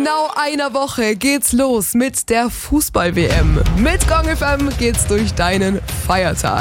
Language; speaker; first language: German; native; German